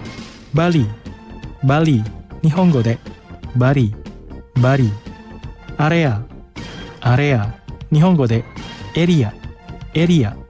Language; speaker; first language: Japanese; non-native, fluent; Indonesian